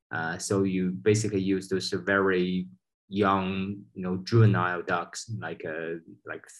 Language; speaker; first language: English; non-native, fluent; Chinese